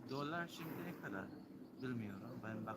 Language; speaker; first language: Turkish; non-native, learner; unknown